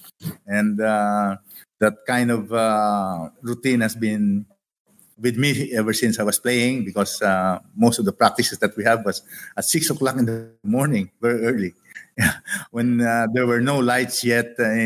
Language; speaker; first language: English; non-native, local second language; Hiligaynon